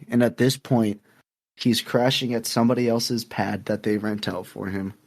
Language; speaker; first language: English; native; English